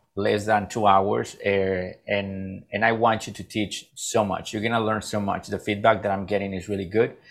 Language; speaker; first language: English; non-native, fluent; Spanish